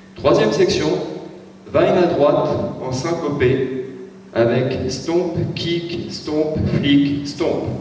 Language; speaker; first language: French; native; French